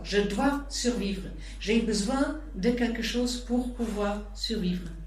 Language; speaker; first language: French; non-native, fluent; German